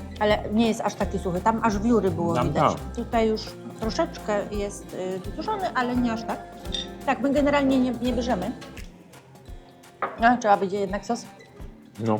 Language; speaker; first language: Polish; native; Polish